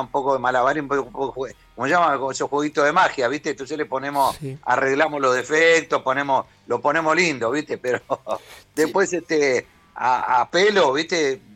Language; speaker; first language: Spanish; native; Spanish